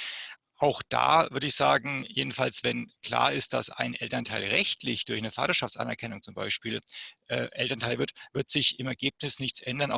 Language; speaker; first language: German; native; German